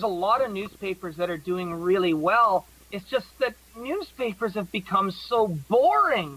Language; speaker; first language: English; native; English